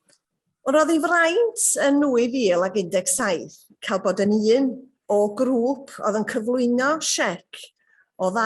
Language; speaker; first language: Welsh; native; Welsh